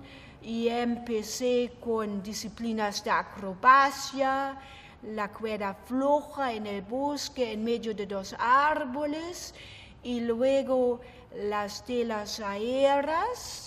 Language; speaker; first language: Spanish; non-native, fluent; German